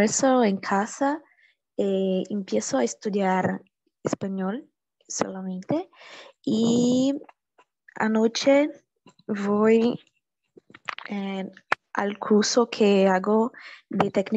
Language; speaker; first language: Spanish; non-native, learner; Portuguese